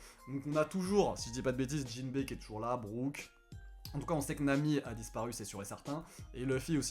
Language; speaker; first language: French; native; French